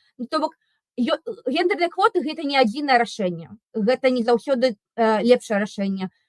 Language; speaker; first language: Belarusian; non-native, local second language; Russian